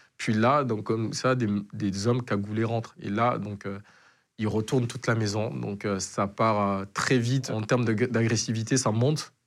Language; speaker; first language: French; native; French